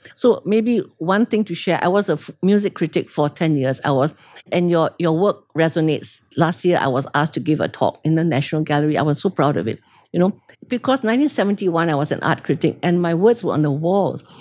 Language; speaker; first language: English; native; English